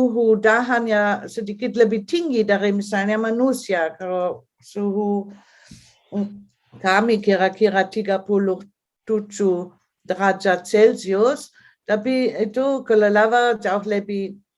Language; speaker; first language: Indonesian; non-native, fluent; German